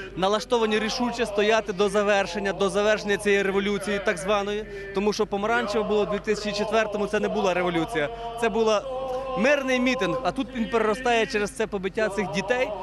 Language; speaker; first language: Ukrainian; native; Ukrainian